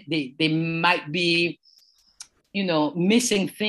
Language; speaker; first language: English; non-native, fluent; French